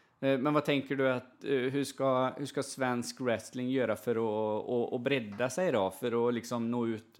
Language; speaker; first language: Swedish; native; Swedish